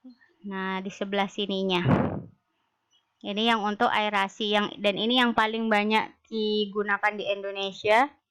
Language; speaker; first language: Indonesian; native; Indonesian